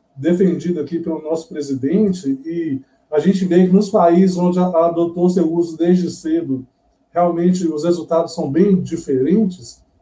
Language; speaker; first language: Portuguese; native; Portuguese